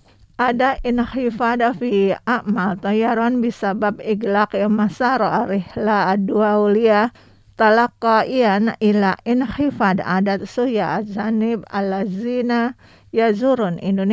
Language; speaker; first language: Arabic; non-native, learner; Indonesian